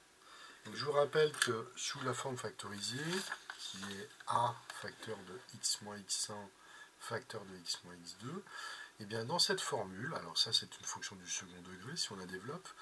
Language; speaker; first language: French; native; French